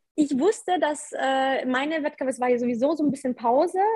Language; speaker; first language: German; early bilingual, other home language; Polish